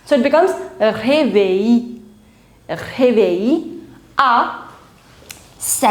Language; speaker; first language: French; non-native, fluent; Hindi